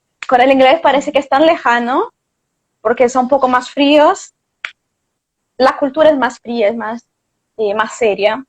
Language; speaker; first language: Spanish; non-native, fluent; Portuguese